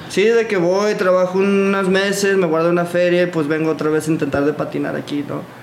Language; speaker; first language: Spanish; early bilingual, other home language; English